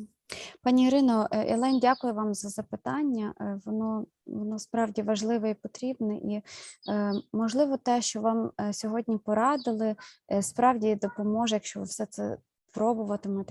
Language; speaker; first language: Ukrainian; native; Ukrainian